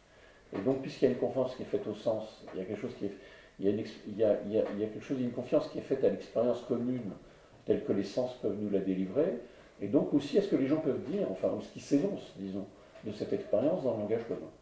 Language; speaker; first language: French; native; French